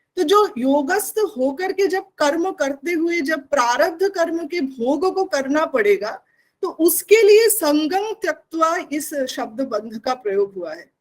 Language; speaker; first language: Hindi; non-native, local second language; Bangla